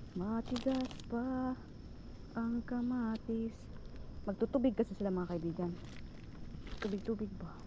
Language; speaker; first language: Filipino; non-native, local second language; Cebuano